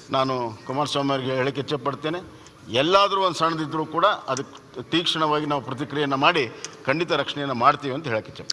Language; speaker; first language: Kannada; native; Kannada